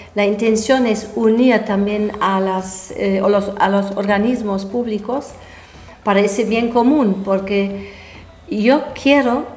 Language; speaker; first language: Spanish; non-native, fluent; German